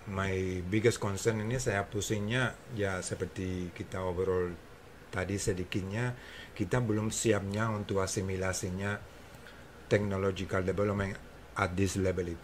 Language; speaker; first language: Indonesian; non-native, fluent; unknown